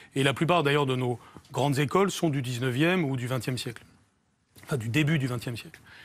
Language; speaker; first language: French; native; French